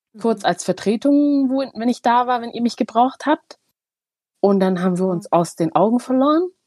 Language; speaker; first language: German; early bilingual, other home language; Tigrinya